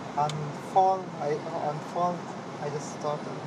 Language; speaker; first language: English; non-native, learner; Persian